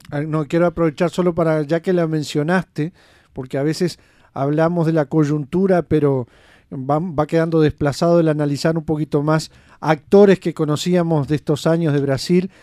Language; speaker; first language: Spanish; native; Spanish